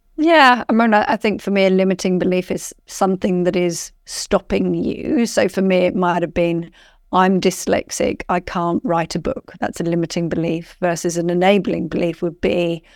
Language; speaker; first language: English; native; English